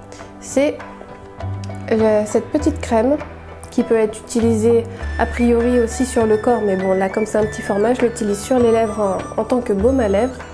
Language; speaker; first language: French; native; French